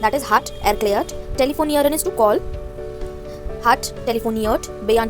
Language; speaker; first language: German; non-native, fluent; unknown